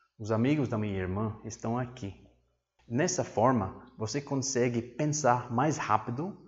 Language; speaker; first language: Portuguese; non-native, fluent; English